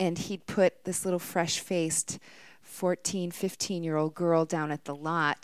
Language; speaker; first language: English; native; English